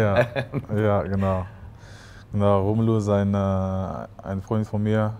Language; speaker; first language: German; non-native, fluent; Dutch